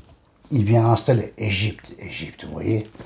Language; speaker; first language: French; non-native, learner; Turkish